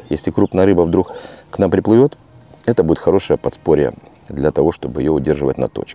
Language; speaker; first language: Russian; native; Russian